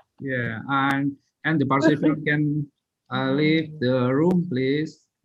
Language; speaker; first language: English; non-native, learner; Indonesian